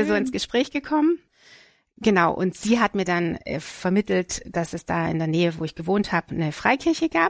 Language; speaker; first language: German; native; German